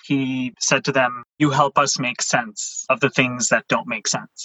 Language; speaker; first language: English; non-native, local second language; Sinhala